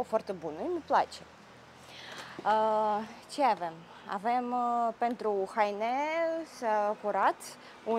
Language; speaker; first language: Romanian; non-native, learner; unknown